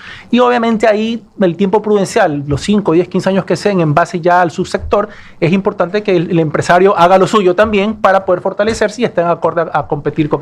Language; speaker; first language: Spanish; native; Spanish